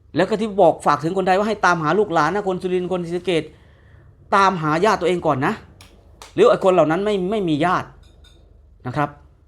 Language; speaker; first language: Thai; native; Thai